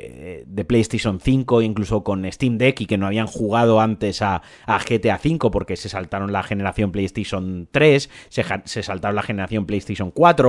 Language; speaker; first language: Spanish; native; Spanish